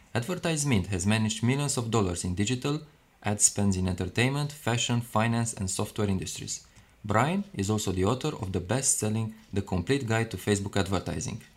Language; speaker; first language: English; non-native, fluent; Romanian